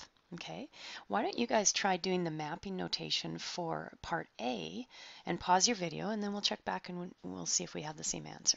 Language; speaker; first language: English; native; English